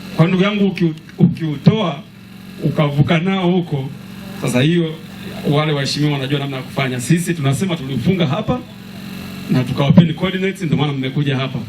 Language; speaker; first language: Swahili; native; Swahili